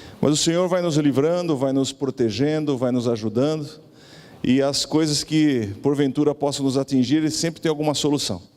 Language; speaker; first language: Portuguese; native; Portuguese